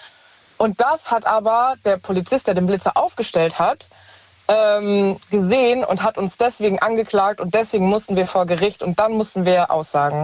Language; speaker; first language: German; native; German